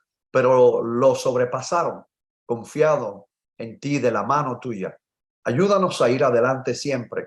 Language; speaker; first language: Spanish; native; Spanish